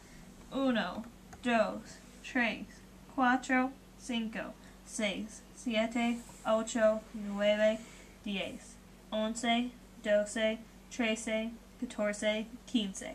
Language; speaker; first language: Spanish; non-native, learner; English